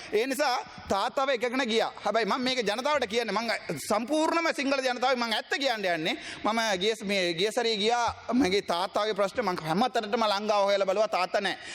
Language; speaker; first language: Sinhala; non-native, local second language; Tamil